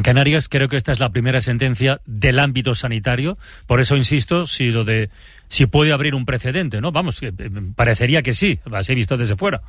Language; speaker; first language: Spanish; native; Spanish